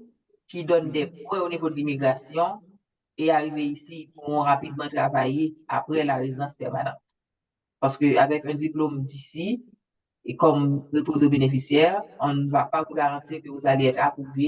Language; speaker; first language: French; native; French